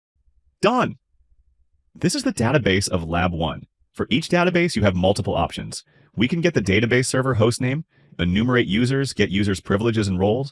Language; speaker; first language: English; non-native, fluent; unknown